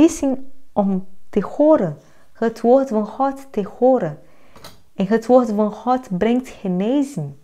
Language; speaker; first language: Dutch; non-native, fluent; Portuguese